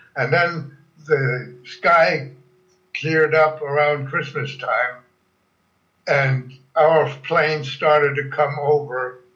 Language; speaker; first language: English; non-native, fluent; German